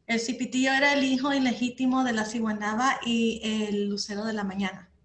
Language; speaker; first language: Spanish; early bilingual, heritage; Spanish